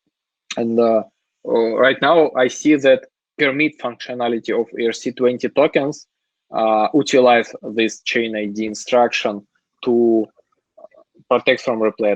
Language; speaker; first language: English; non-native, fluent; Russian